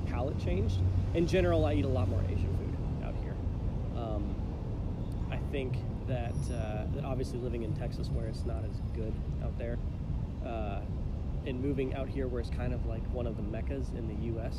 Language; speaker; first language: English; native; English